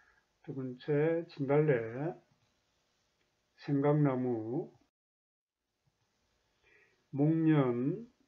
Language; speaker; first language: Korean; native; Korean